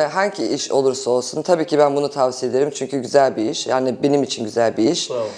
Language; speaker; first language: Turkish; early bilingual, heritage; Turkish